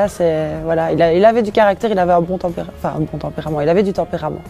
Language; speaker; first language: French; non-native, learner; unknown